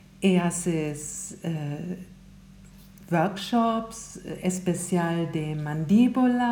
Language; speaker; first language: Spanish; non-native, learner; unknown